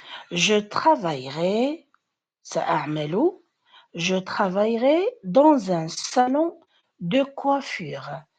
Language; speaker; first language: French; non-native, fluent; Arabic